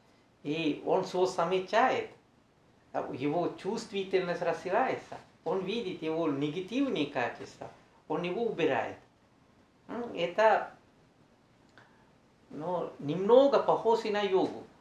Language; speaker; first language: Russian; non-native, learner; Sinhala